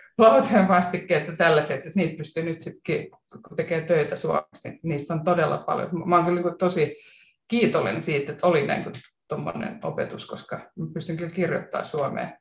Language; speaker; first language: Finnish; non-native, local second language; Swedish